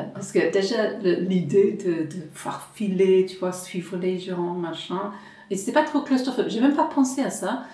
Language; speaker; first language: French; non-native, fluent; English